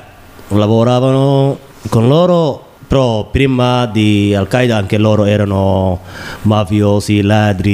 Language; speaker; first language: Italian; non-native, learner; Somali